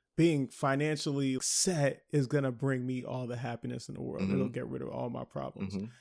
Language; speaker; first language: English; early bilingual, other home language; Haitian Creole